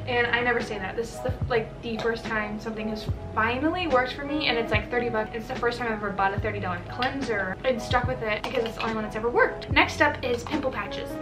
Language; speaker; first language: English; native; English